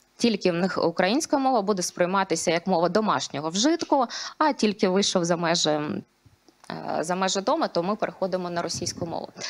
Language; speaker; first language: Ukrainian; non-native, local second language; Russian